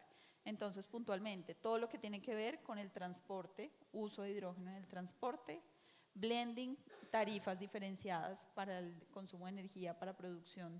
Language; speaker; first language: Spanish; native; Spanish